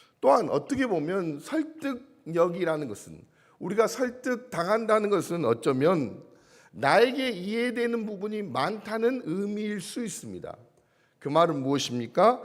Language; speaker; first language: Korean; native; Korean